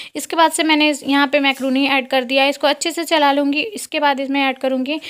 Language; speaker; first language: Hindi; non-native, local second language; Bhojpuri